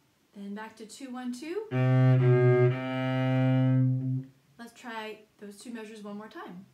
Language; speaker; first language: English; native; English